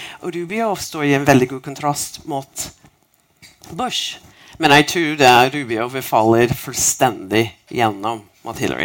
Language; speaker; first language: Norwegian; non-native, fluent; English